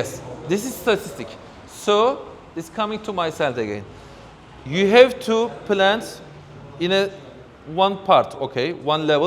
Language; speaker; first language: English; non-native, fluent; Turkish